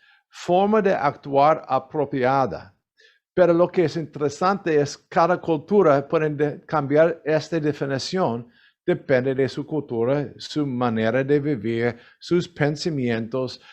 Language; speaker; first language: Spanish; non-native, learner; English